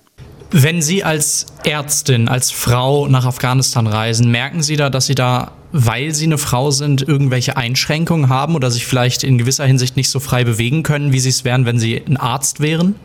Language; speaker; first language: German; native; German